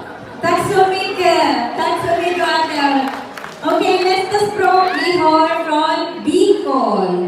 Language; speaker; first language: Swedish; non-native, fluent; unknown